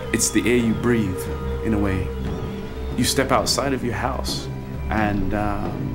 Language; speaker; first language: English; native; English